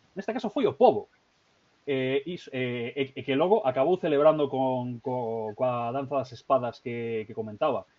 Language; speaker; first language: Galician; native; Galician